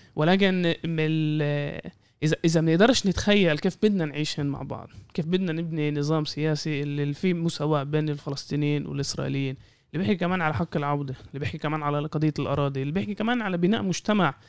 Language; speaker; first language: Arabic; native; Arabic